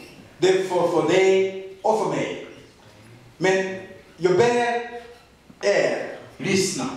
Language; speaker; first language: Swedish; non-native, learner; Rundi